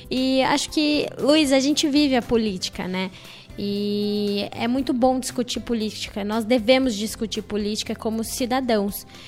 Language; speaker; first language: Portuguese; native; Portuguese